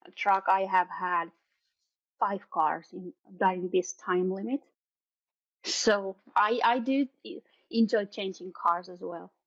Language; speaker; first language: English; non-native, fluent; Finnish